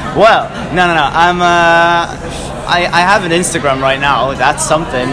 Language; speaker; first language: English; non-native, fluent; Dutch